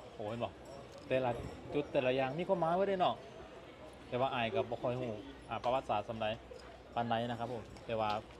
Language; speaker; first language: Thai; native; Thai